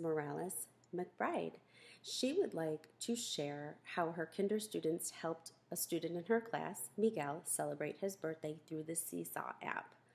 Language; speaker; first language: English; native; English